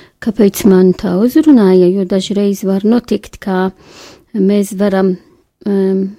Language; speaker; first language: Latvian; non-native, fluent; Maltese